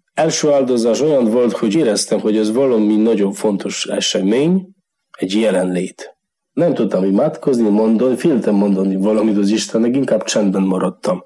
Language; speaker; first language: Hungarian; non-native, learner; Polish